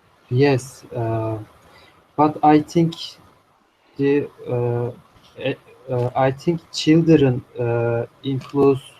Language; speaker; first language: English; non-native, learner; Turkish